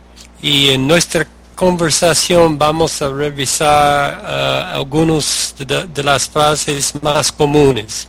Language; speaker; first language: Spanish; non-native, learner; English